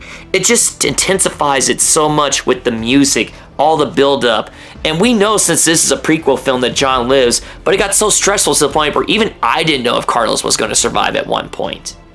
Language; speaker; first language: English; native; English